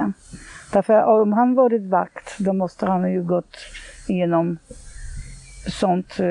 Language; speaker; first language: Swedish; non-native, fluent; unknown